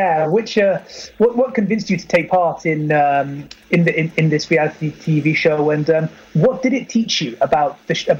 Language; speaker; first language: English; non-native, local second language; Irish